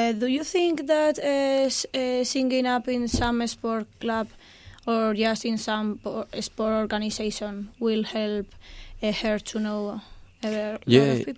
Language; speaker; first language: English; non-native, learner; Spanish